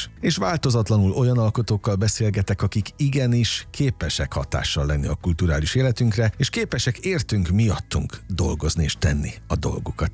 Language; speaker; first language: Hungarian; native; Hungarian